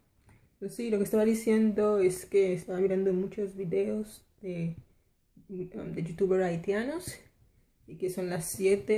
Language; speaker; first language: Spanish; non-native, fluent; Haitian Creole